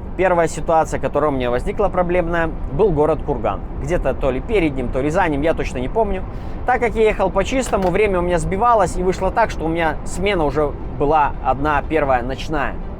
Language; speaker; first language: Russian; native; Russian